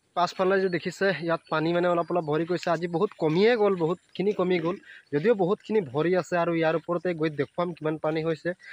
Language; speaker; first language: Assamese; native; Assamese